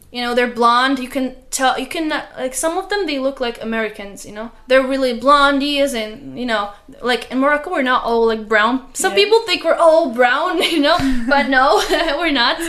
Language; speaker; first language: English; non-native, learner; Arabic